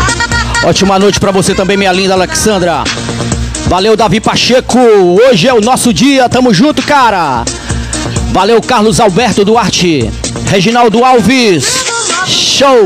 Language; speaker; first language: Portuguese; native; Portuguese